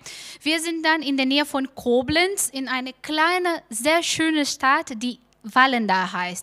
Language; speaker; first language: German; non-native, fluent; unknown